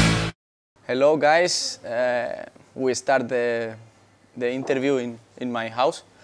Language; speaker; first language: English; non-native, learner; Spanish